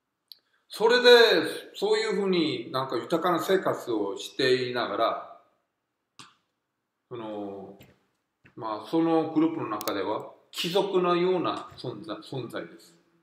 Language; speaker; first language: Japanese; non-native, fluent; Korean